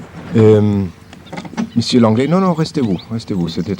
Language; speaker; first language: French; non-native, learner; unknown